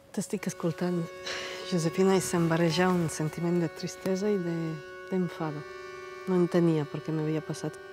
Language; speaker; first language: Catalan; non-native, fluent; Bosnian